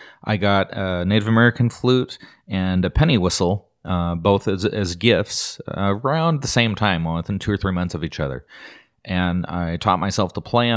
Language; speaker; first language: English; native; English